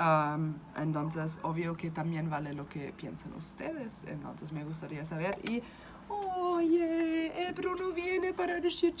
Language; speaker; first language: Spanish; non-native, fluent; German